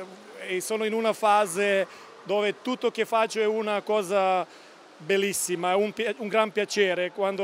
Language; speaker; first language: Italian; non-native, learner; Serbian